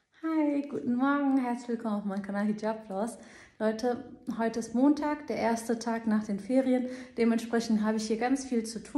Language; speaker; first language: German; early bilingual, other home language; Turkish